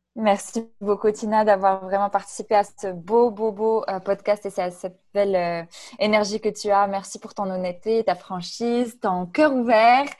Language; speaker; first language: French; non-native, local second language; Arabic